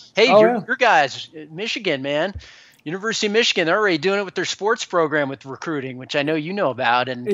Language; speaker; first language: English; native; English